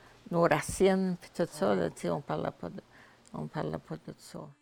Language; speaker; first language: French; native; French